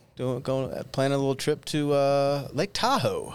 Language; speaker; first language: English; native; English